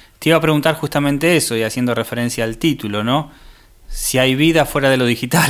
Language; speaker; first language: Spanish; native; Spanish